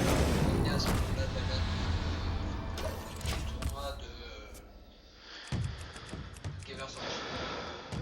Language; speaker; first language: French; native; French